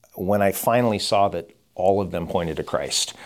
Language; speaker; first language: English; native; English